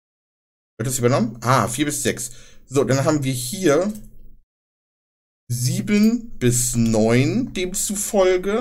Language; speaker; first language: German; native; German